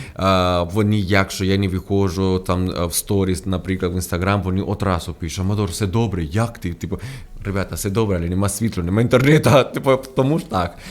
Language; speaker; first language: Ukrainian; non-native, fluent; Spanish